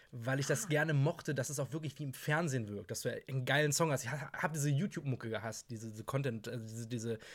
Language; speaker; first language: German; native; German